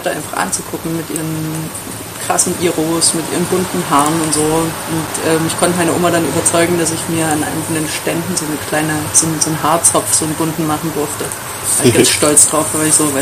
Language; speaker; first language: German; native; German